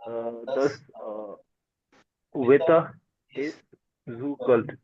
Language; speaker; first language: German; non-native, learner; Urdu